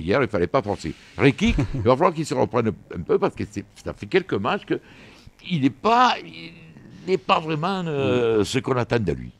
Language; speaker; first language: French; native; French